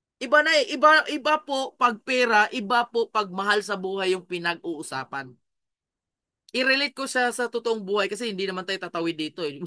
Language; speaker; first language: Filipino; non-native, local second language; Cebuano